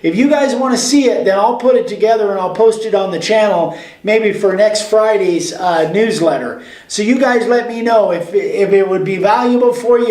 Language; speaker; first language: English; native; English